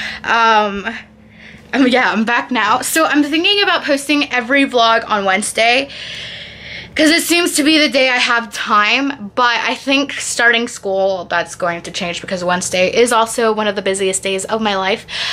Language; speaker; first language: English; early bilingual, other home language; Spanish